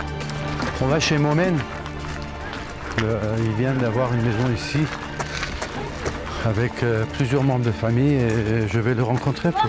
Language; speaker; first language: French; non-native, fluent; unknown